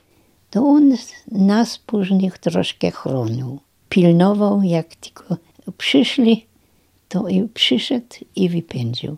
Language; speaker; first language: Polish; non-native, local second language; German